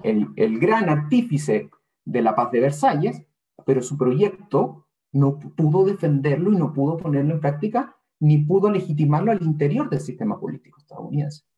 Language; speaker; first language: Spanish; native; Spanish